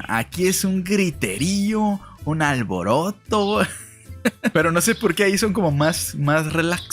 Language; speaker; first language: Spanish; native; Spanish